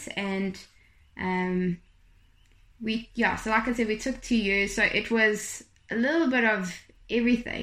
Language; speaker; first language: English; native; English